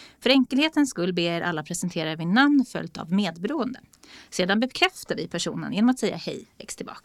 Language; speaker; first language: Swedish; native; Swedish